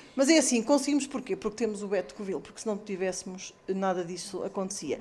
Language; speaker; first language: Portuguese; native; Portuguese